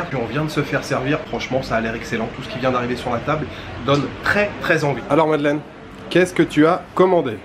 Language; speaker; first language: French; native; French